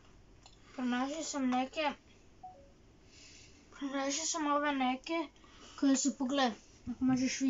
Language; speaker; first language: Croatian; early bilingual, heritage; Croatian